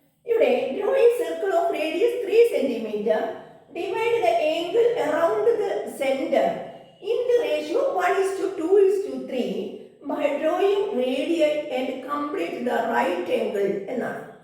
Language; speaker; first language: English; non-native, local second language; Malayalam